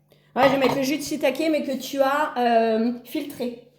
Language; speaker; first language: French; native; French